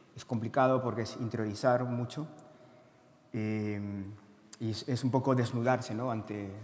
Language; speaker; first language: Spanish; native; Spanish